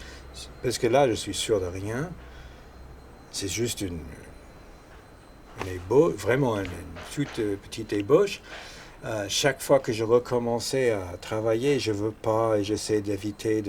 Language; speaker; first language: French; non-native, fluent; English